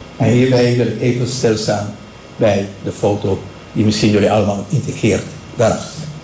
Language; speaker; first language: Dutch; non-native, local second language; Papiamento